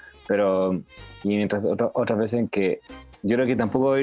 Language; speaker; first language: Spanish; native; Spanish